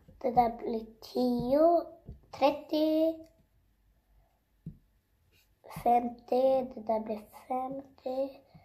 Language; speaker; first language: Swedish; early bilingual, other home language; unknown